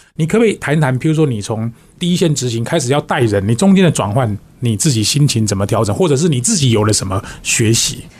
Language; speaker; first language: Chinese; native; Chinese